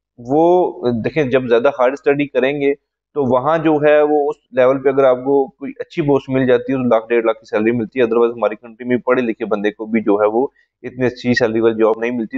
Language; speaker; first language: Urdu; non-native, local second language; Punjabi